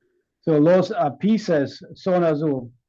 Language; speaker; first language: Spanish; non-native, learner; English